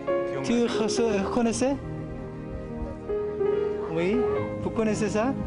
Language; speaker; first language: French; non-native, learner; Korean